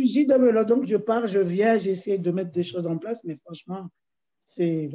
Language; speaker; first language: French; native; French